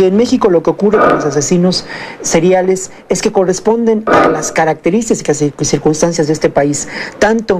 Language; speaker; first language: Spanish; native; Spanish